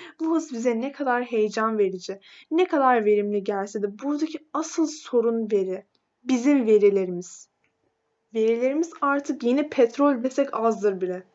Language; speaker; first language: Turkish; native; Turkish